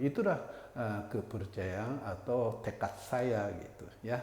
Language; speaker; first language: Indonesian; non-native, fluent; Japanese